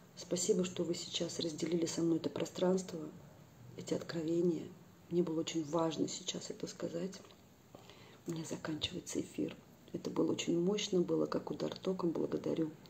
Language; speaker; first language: Russian; native; Russian